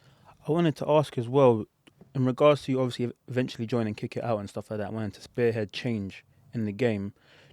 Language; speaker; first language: English; native; English